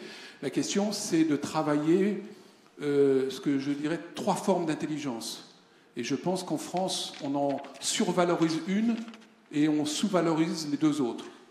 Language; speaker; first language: French; native; French